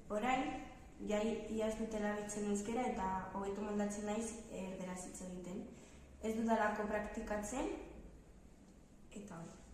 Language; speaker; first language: Basque; early bilingual, other home language; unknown